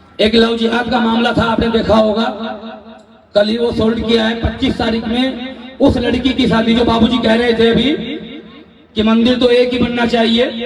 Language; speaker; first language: Hindi; native; Hindi